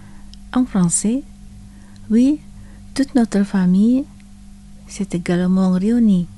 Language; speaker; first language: French; non-native, fluent; Indonesian